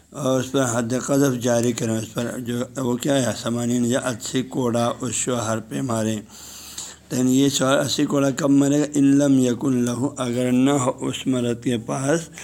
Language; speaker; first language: Urdu; non-native, local second language; Balti